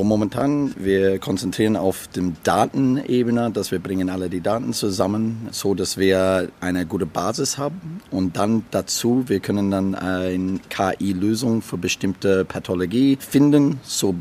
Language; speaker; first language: German; non-native, learner; English